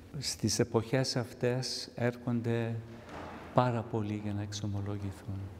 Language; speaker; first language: Greek; early bilingual, heritage; Greek